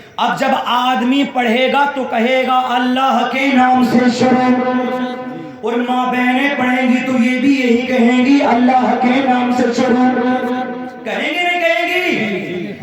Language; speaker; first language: Urdu; native; Urdu